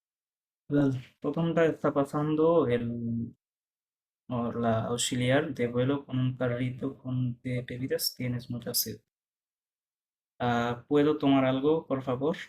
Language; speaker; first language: Spanish; non-native, fluent; Bangla